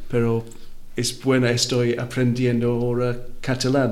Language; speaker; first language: Spanish; non-native, learner; Welsh